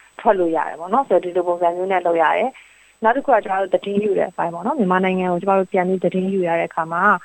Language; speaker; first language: Burmese; native; Burmese